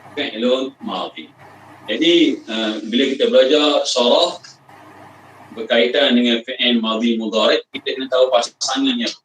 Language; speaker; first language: Malay; native; Malay